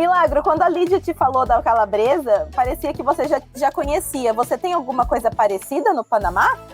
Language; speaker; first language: Portuguese; native; Portuguese